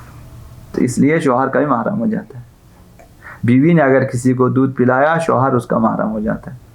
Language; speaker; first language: Urdu; non-native, local second language; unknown